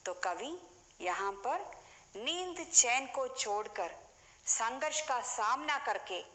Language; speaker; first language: Hindi; non-native, local second language; Malayalam